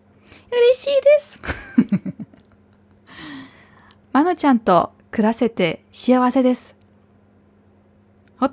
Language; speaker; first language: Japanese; non-native, fluent; German